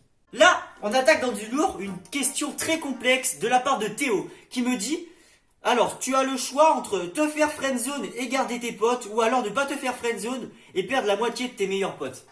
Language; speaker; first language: French; native; French